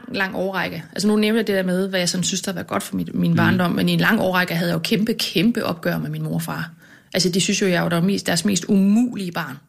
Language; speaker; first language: Danish; native; Danish